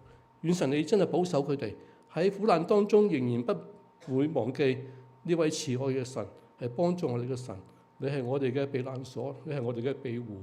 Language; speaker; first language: Chinese; native; Chinese